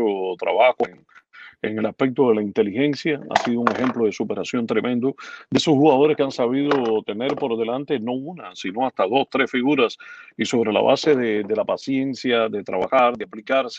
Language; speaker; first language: Spanish; native; Spanish